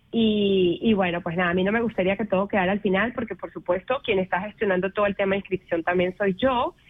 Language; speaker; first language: Spanish; native; Spanish